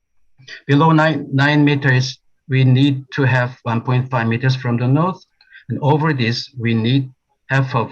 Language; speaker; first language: English; non-native, learner; Korean